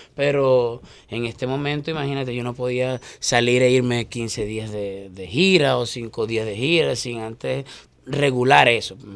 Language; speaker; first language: Spanish; native; Spanish